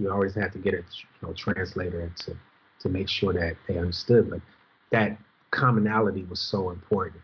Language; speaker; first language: English; native; English